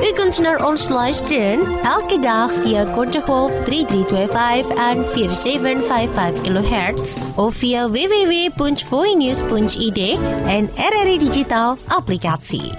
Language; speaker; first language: Dutch; non-native, fluent; Indonesian